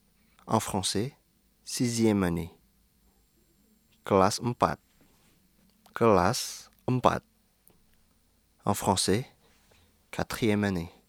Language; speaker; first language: French; non-native, fluent; Indonesian